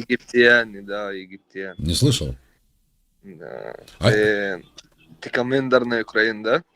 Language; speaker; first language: Russian; non-native, learner; Arabic